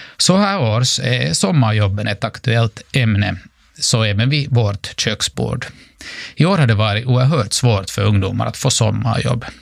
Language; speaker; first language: Swedish; native; Swedish